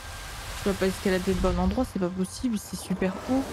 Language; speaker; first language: French; native; French